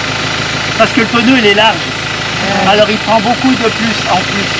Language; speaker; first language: French; native; French